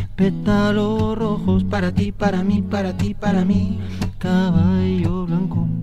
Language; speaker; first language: Spanish; native; Spanish